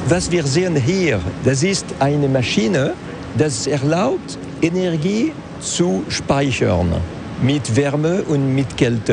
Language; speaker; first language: German; non-native, local second language; French